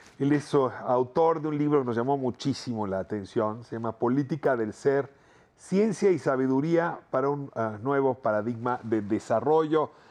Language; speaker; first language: Spanish; native; Spanish